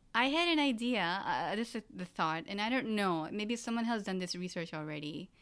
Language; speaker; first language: English; early bilingual, other home language; Urdu